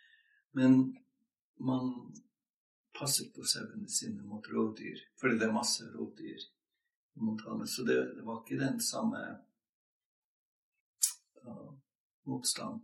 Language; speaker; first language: Norwegian; non-native, fluent; English